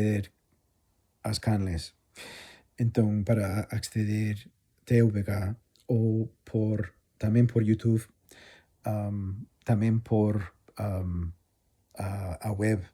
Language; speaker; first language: Galician; non-native, fluent; English